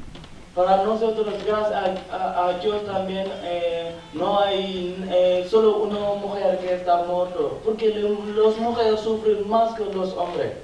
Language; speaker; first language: Spanish; non-native, learner; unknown